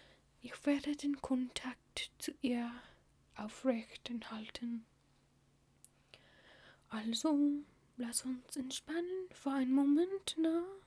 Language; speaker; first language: German; non-native, learner; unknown